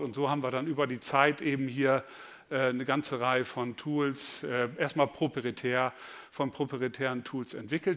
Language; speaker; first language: German; native; German